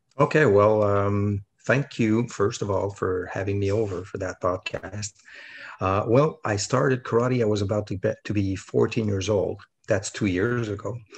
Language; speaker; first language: English; non-native, fluent; French